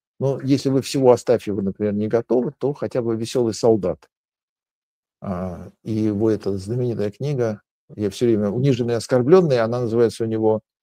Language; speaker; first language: Russian; native; Russian